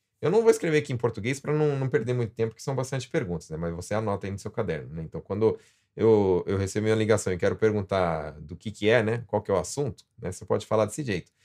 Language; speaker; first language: Portuguese; native; Portuguese